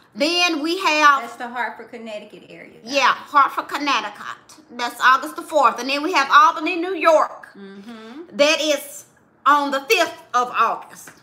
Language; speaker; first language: English; native; English